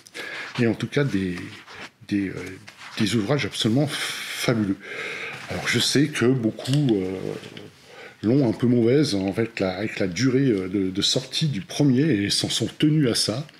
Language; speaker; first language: French; native; French